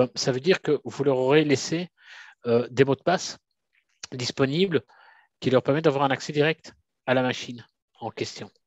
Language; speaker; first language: French; native; French